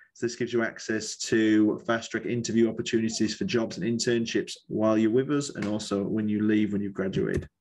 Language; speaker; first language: English; native; English